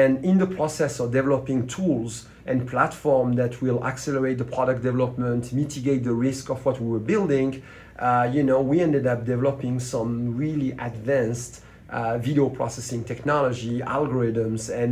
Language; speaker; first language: English; non-native, fluent; French